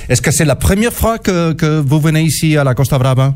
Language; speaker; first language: French; non-native, learner; Catalan